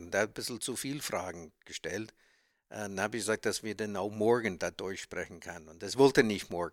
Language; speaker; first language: German; non-native, learner; English